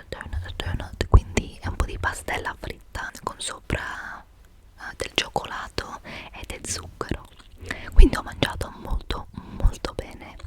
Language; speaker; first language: Italian; non-native, fluent; English